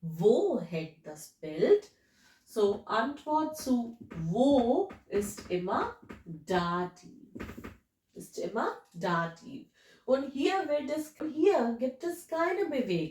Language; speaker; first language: German; non-native, fluent; English